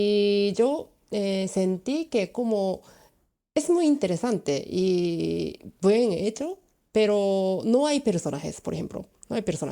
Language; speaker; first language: Spanish; non-native, learner; Japanese